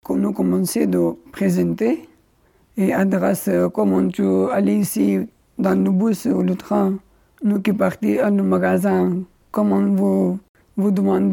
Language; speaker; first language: French; non-native, learner; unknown